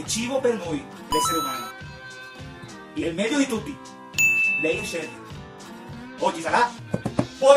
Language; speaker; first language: Italian; non-native, learner; Spanish